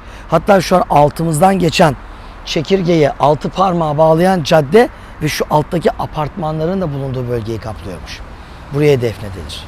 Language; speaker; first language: Turkish; native; Turkish